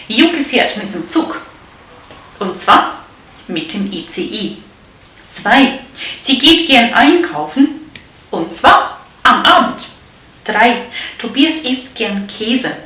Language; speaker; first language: German; non-native, fluent; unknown